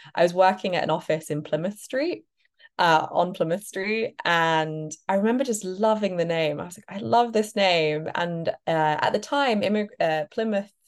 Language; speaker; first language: English; native; English